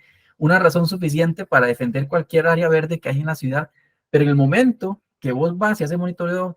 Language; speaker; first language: Spanish; native; Spanish